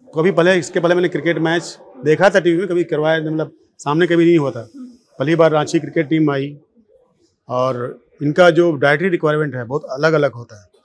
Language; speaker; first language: Hindi; non-native, local second language; Sadri